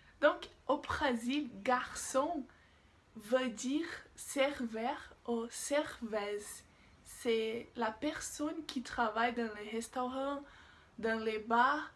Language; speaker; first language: French; non-native, learner; Portuguese